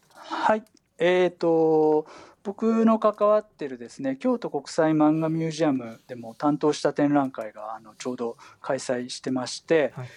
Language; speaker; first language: Japanese; native; Japanese